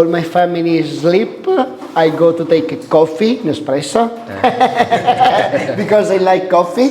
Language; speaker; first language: English; non-native, learner; Italian